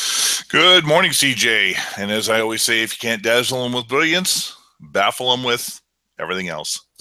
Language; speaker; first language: English; native; English